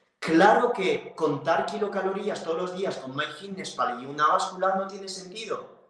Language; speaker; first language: Spanish; non-native, fluent; French